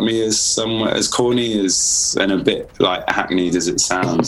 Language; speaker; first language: English; native; English